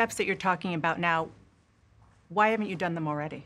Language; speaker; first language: English; native; English